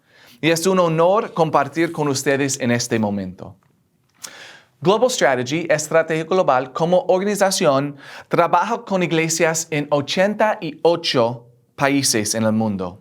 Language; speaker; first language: Spanish; non-native, fluent; English